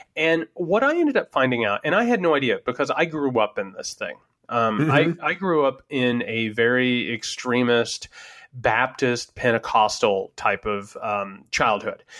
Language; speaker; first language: English; native; English